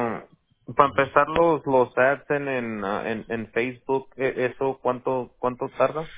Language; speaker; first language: Spanish; early bilingual, heritage; Spanish